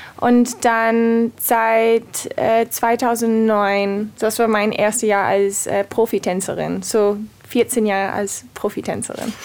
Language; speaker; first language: German; non-native, fluent; English